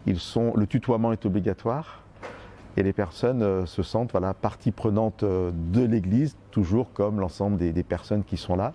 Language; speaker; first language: French; native; French